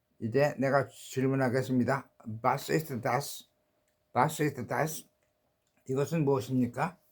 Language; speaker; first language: German; non-native, learner; Korean